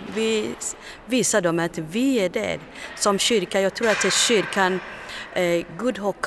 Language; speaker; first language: Swedish; non-native, fluent; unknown